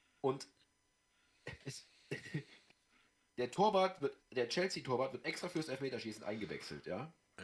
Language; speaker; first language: German; native; German